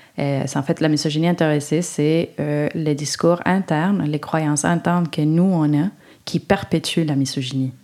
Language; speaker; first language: French; non-native, fluent; Spanish